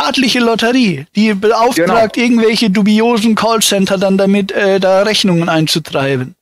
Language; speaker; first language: German; native; German